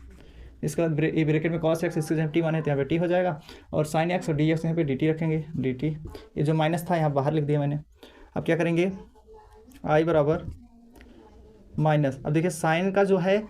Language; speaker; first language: Hindi; native; Hindi